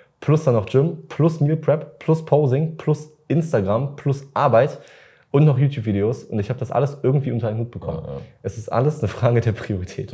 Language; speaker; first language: German; early bilingual, other home language; Russian